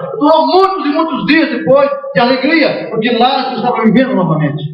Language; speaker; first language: Portuguese; native; Portuguese